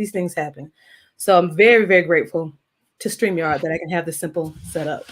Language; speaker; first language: English; native; English